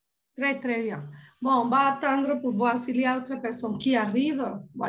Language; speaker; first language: French; non-native, fluent; Spanish